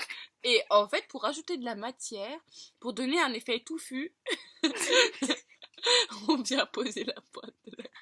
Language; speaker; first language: French; native; French